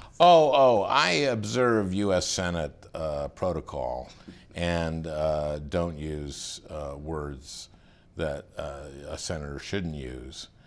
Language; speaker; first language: English; native; English